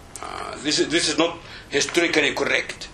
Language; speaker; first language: English; non-native, fluent; Arabic